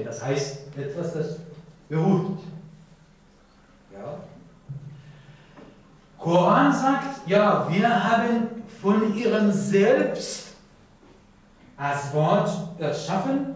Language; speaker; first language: German; non-native, learner; Persian